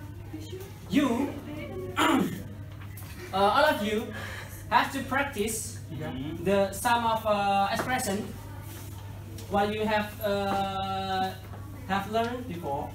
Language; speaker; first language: English; non-native, learner; Indonesian